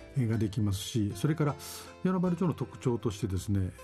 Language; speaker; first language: Japanese; native; Japanese